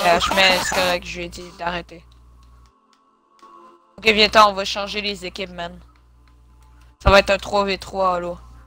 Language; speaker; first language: French; native; French